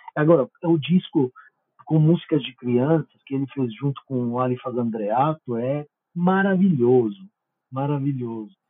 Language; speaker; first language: Portuguese; non-native, fluent; Italian